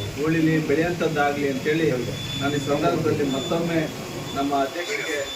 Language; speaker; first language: Kannada; native; Kannada